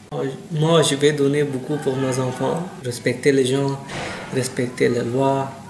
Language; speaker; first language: French; non-native, learner; Pashto